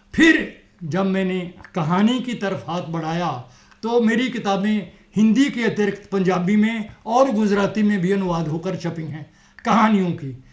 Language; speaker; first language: Hindi; non-native, local second language; Punjabi